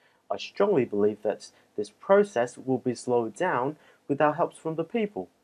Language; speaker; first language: English; non-native, fluent; Vietnamese